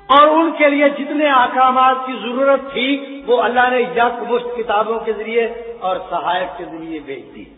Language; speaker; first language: Urdu; non-native, local second language; Punjabi